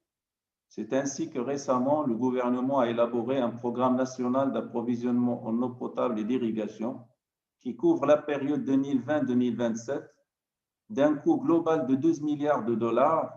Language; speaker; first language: French; non-native, local second language; Arabic